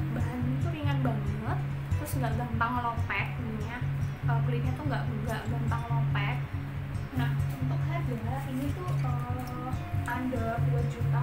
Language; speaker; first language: Indonesian; non-native, local second language; Javanese